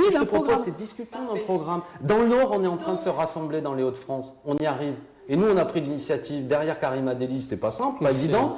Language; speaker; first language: French; native; French